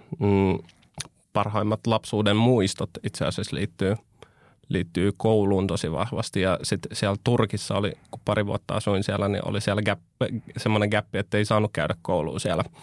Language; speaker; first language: Finnish; early bilingual, other home language; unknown